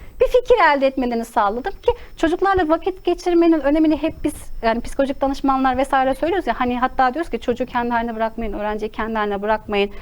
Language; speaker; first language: Turkish; native; Turkish